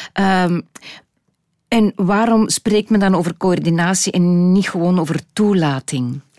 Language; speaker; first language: Dutch; non-native, local second language; French